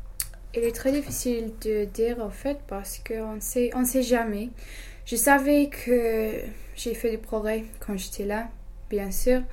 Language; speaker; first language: French; non-native, fluent; English